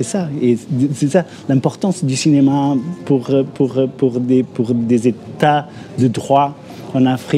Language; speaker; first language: French; non-native, fluent; Portuguese